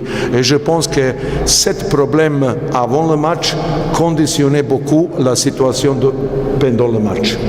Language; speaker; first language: French; non-native, learner; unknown